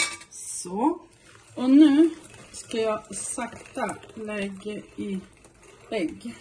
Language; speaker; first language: Swedish; non-native, fluent; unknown